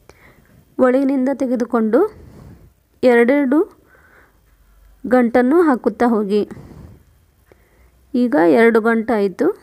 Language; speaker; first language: Kannada; native; Kannada